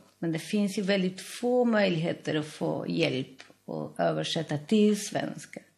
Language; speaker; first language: Swedish; non-native, fluent; Spanish